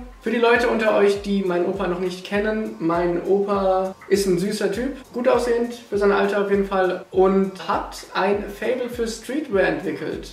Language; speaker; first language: German; native; German